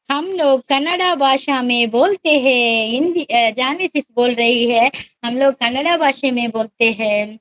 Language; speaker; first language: Hindi; non-native, local second language; Kannada